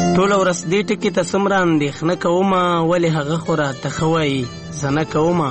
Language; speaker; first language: Pashto; non-native, local second language; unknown